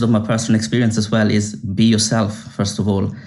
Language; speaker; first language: English; non-native, fluent; Italian